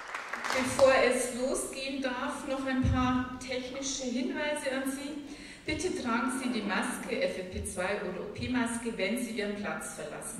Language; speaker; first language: German; native; German